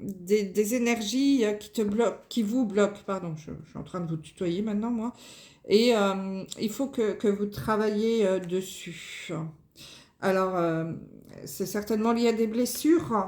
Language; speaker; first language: French; native; French